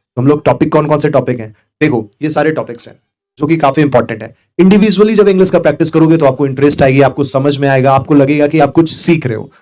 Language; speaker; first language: Hindi; native; Hindi